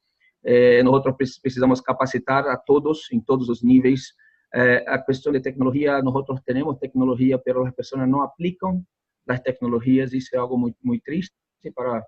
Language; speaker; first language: Spanish; non-native, learner; Portuguese